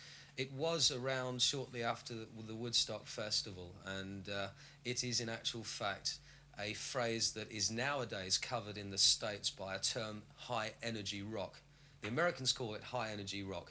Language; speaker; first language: English; native; English